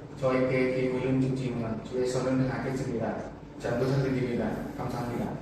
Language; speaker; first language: Korean; non-native, learner; Thai